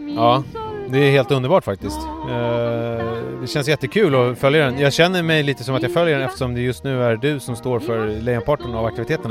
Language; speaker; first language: Swedish; native; Swedish